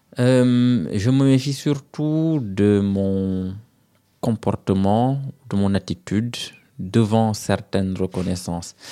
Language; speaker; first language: French; non-native, local second language; Serer